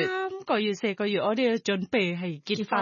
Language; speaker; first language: Cantonese; non-native, learner; Thai